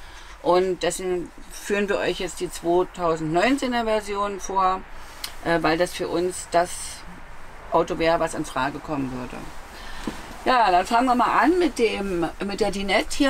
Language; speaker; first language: German; native; German